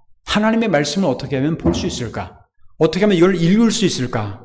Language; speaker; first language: Korean; native; Korean